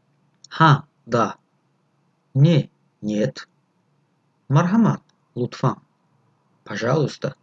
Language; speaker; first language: Russian; non-native, fluent; Tajik